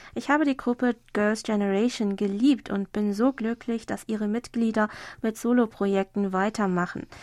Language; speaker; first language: German; non-native, fluent; Korean